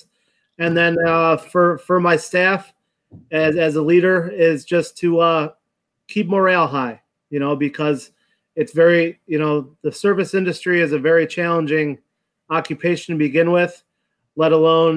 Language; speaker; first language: English; native; English